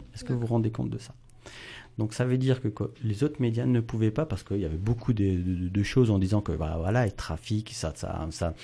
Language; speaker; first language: French; native; French